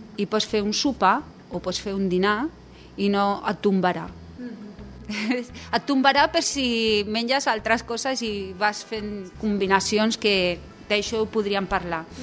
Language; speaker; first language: Catalan; non-native, local second language; Spanish